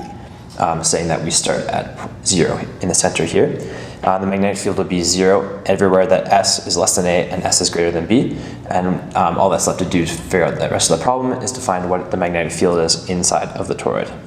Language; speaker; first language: English; native; English